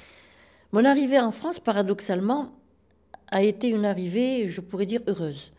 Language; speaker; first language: French; native; French